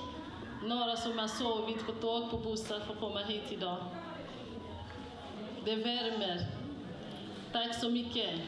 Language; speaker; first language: Swedish; non-native, fluent; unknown